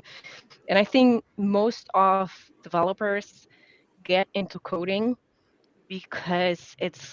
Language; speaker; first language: English; non-native, fluent; Polish